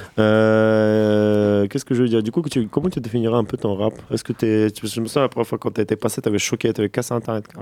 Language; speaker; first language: French; native; French